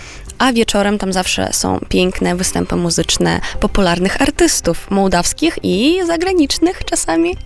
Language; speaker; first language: Polish; non-native, fluent; Romanian